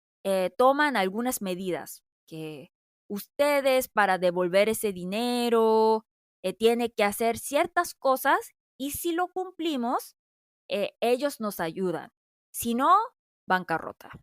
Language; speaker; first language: Spanish; non-native, fluent; Korean